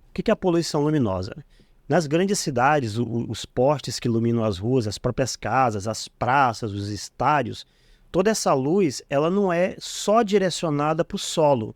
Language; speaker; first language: Portuguese; native; Portuguese